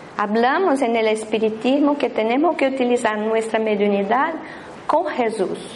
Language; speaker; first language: Spanish; non-native, fluent; Portuguese